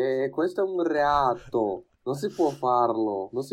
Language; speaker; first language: Italian; non-native, learner; Portuguese